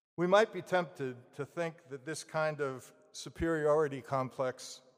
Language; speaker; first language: English; native; English